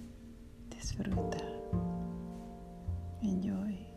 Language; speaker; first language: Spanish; non-native, learner; English